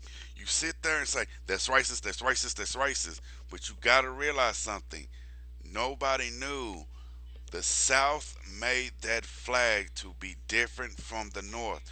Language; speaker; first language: English; native; English